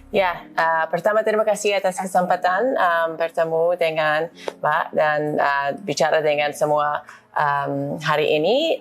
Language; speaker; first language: Indonesian; non-native, fluent; English